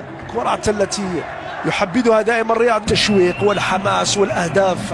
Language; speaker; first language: Arabic; native; Arabic